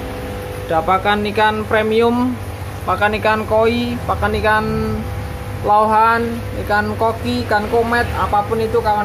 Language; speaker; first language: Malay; non-native, local second language; Javanese